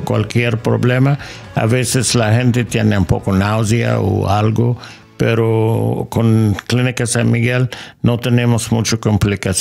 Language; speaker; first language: Spanish; non-native, learner; English